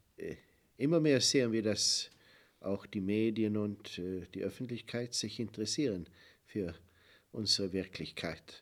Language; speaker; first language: German; non-native, fluent; Swedish